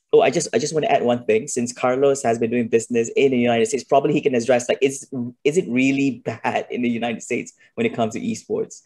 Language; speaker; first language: English; non-native, local second language; Malay